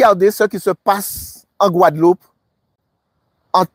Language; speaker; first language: French; native; French